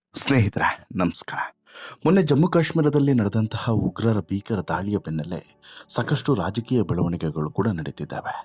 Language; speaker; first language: Kannada; native; Kannada